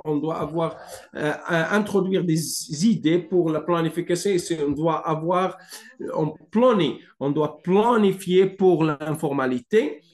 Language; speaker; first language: French; non-native, fluent; English